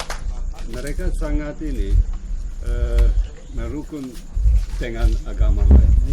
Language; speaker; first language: Indonesian; non-native, fluent; German